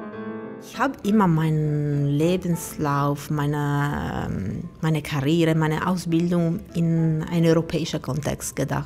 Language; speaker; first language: German; non-native, fluent; Italian